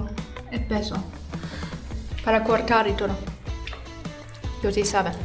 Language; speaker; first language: Spanish; non-native, fluent; German